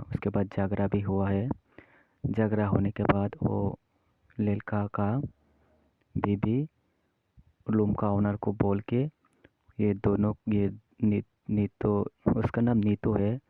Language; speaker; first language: Hindi; non-native, local second language; Kok Borok